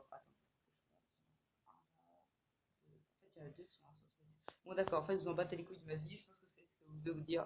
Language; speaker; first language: French; native; French